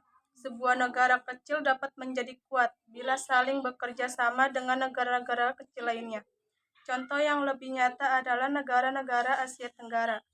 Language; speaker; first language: Indonesian; native; Indonesian